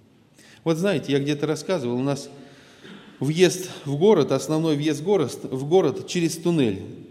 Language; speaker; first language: Russian; native; Russian